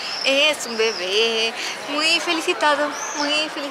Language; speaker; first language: Spanish; native; Spanish